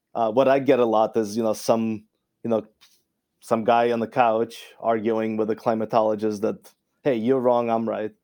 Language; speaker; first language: English; early bilingual, other home language; Romanian